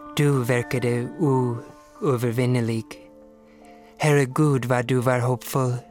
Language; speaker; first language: Swedish; non-native, fluent; English